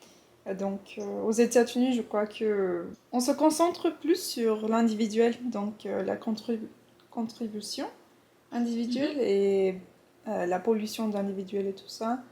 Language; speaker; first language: French; non-native, fluent; English